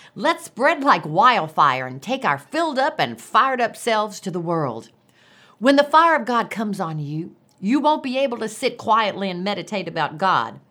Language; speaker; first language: English; native; English